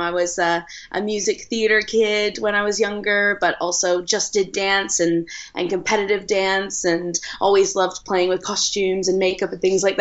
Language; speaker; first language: English; native; English